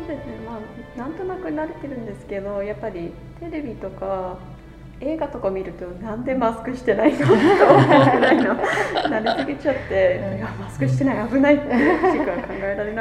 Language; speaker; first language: Japanese; non-native, fluent; English